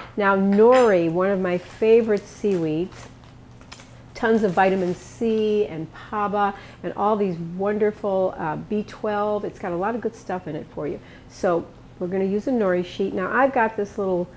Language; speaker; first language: English; native; English